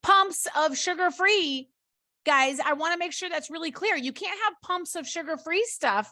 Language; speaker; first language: English; native; English